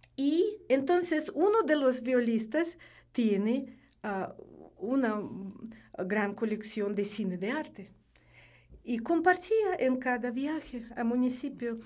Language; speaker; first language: Spanish; non-native, fluent; Russian